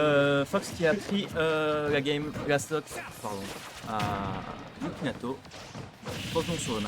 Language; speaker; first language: French; native; French